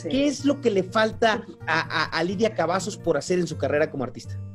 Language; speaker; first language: Spanish; native; Spanish